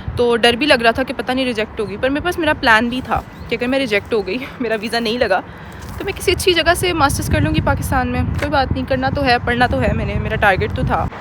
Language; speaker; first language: Urdu; native; Urdu